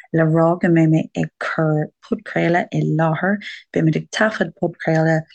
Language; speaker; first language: Irish; native; Irish